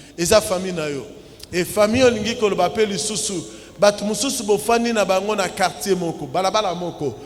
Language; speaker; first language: Lingala; native; Lingala